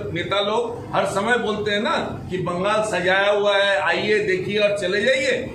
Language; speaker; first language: Hindi; non-native, local second language; Bangla